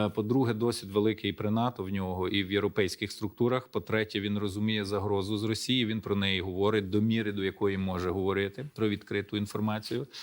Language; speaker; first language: Ukrainian; early bilingual, heritage; Ukrainian